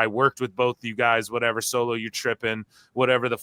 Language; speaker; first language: English; native; English